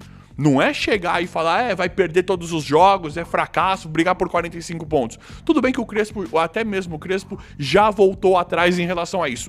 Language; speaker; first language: Portuguese; native; Portuguese